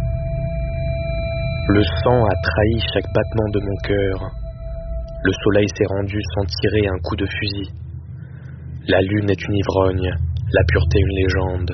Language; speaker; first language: French; native; French